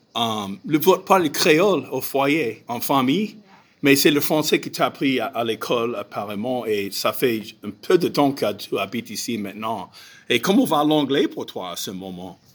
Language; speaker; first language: French; non-native, fluent; English